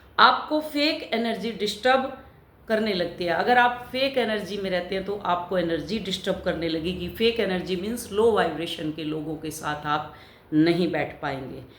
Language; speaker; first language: Hindi; native; Hindi